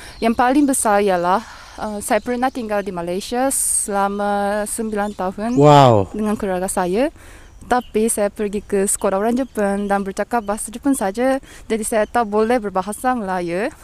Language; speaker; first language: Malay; non-native, learner; Japanese